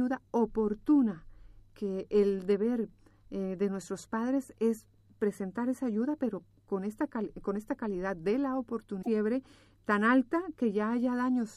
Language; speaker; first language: Spanish; native; Spanish